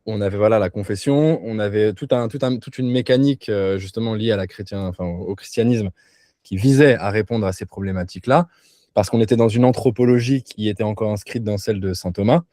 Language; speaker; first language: French; native; French